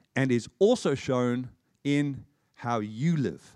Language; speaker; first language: English; native; English